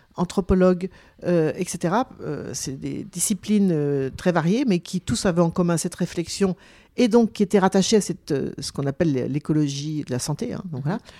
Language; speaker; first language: French; native; French